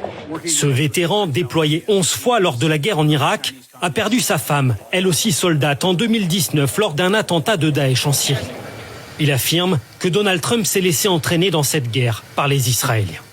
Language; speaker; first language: French; native; French